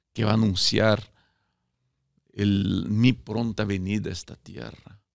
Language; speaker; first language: Spanish; early bilingual, heritage; Spanish